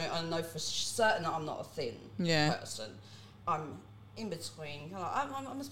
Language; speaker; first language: English; early bilingual, other home language; Cantonese